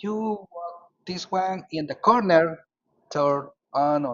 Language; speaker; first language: English; non-native, learner; Spanish